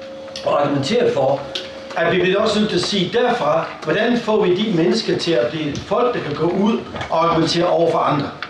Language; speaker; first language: Danish; non-native, fluent; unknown